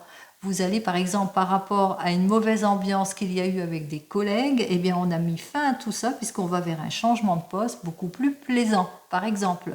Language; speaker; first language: French; native; French